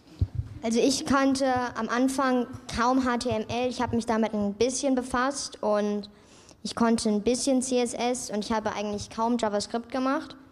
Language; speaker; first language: German; native; German